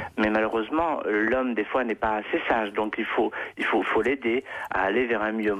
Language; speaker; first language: French; native; French